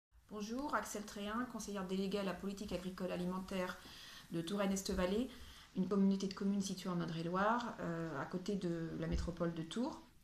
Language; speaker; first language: French; native; French